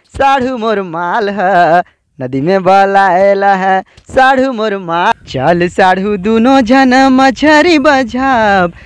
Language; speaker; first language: Hindi; native; Hindi